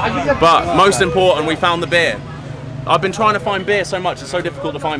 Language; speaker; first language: English; native; English